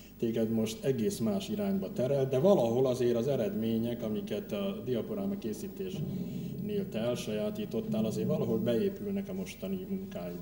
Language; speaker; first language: Hungarian; native; Hungarian